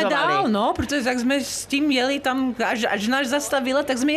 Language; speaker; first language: Czech; early bilingual, heritage; Czech